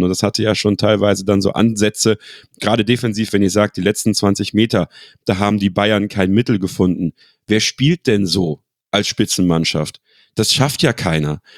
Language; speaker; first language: German; native; German